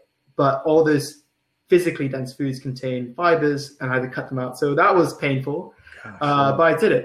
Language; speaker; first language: English; non-native, local second language; Cantonese